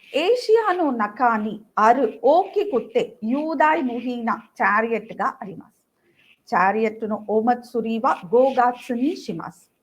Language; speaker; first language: Japanese; non-native, learner; Tamil